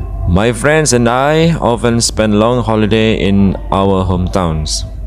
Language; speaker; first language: English; non-native, fluent; Indonesian